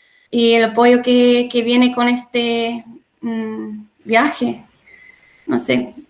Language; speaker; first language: Spanish; non-native, learner; English